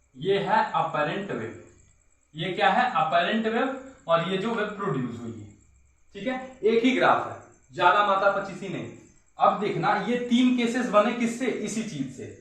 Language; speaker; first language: Hindi; native; Hindi